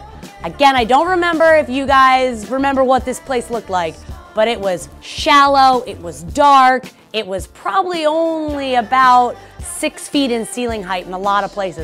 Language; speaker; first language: English; native; English